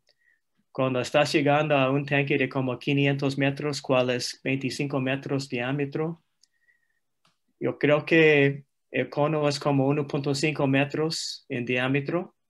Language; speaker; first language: Spanish; non-native, fluent; English